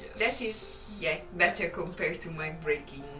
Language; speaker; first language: English; non-native, fluent; Italian